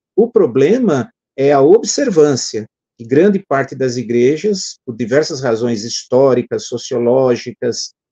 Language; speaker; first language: Portuguese; native; Portuguese